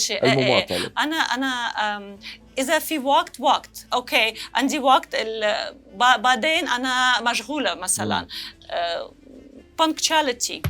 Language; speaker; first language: Arabic; non-native, learner; Russian